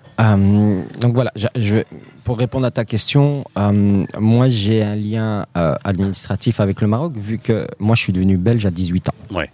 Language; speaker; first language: French; early bilingual, other home language; Riffian